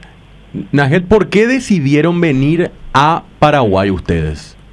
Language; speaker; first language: Spanish; native; Spanish